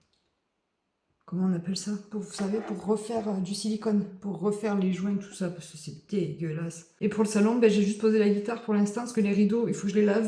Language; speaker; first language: French; native; French